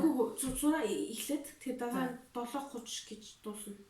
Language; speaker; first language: Mongolian; early bilingual, heritage; Mongolian